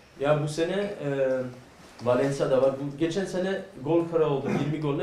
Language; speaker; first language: Turkish; early bilingual, heritage; Turkish